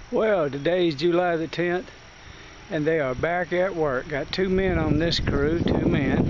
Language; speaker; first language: English; native; English